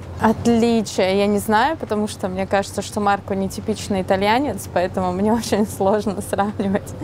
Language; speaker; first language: Russian; native; Russian